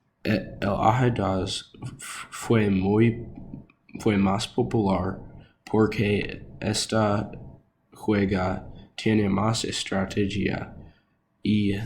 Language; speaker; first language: Spanish; non-native, learner; English